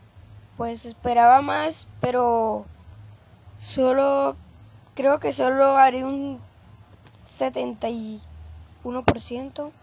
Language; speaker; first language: Spanish; native; Spanish